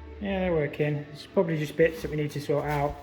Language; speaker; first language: English; native; English